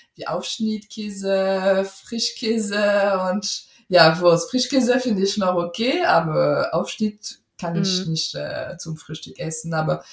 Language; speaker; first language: German; non-native, fluent; French